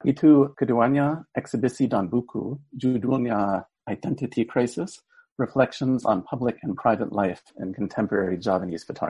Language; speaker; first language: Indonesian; non-native, fluent; English